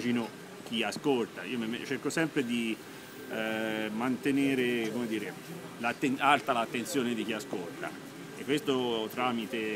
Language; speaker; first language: Italian; native; Italian